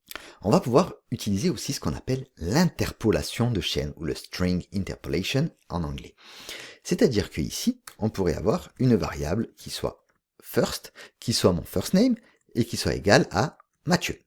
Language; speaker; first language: French; native; French